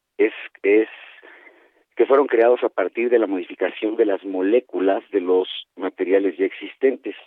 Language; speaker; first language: Spanish; native; Spanish